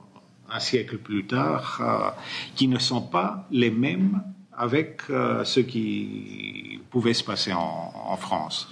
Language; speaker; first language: French; non-native, fluent; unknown